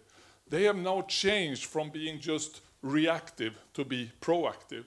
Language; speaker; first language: English; non-native, fluent; Swedish